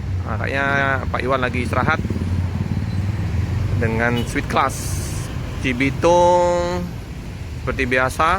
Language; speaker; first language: Indonesian; native; Indonesian